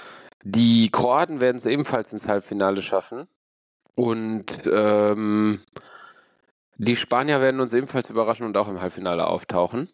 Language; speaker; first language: German; native; German